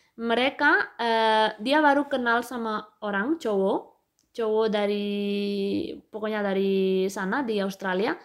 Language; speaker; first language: Indonesian; non-native, fluent; Spanish